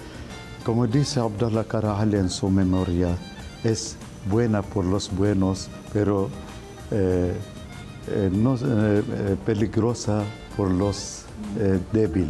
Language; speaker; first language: Spanish; non-native, fluent; Arabic